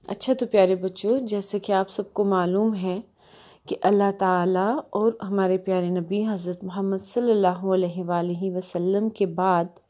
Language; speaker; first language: Urdu; native; Urdu